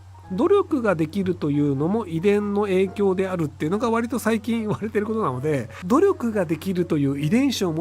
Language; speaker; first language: Japanese; native; Japanese